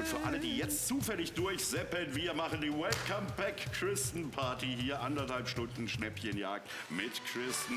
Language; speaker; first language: German; native; German